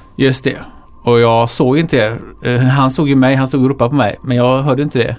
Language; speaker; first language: Swedish; native; Swedish